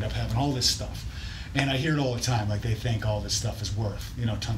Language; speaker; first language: English; native; English